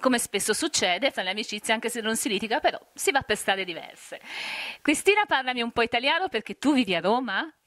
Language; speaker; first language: Italian; native; Italian